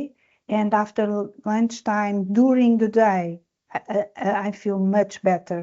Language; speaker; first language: English; non-native, learner; Portuguese